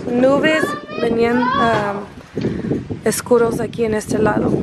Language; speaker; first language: Spanish; early bilingual, heritage; English